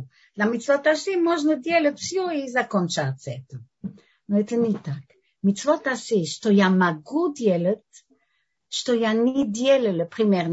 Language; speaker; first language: Russian; non-native, fluent; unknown